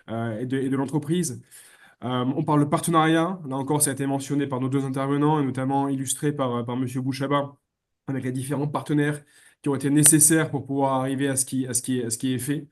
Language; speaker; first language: French; native; French